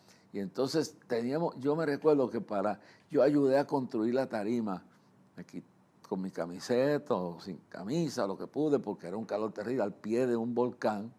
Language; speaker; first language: Spanish; native; Spanish